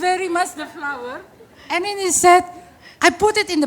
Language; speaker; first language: English; non-native, fluent; Indonesian